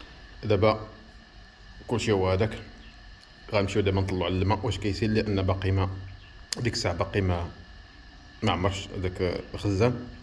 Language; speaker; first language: Arabic; native; Arabic